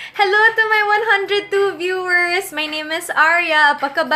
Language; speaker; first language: English; non-native, local second language; Filipino